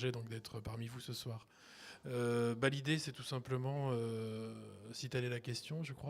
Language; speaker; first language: French; native; French